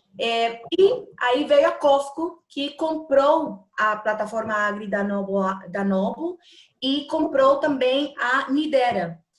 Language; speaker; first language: Portuguese; non-native, fluent; Spanish